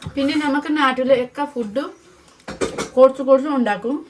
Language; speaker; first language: Malayalam; non-native, local second language; Nepali